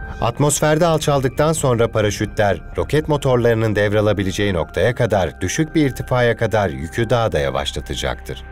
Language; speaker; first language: Turkish; native; Turkish